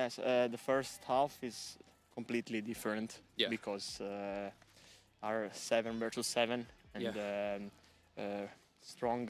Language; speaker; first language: English; non-native, learner; Italian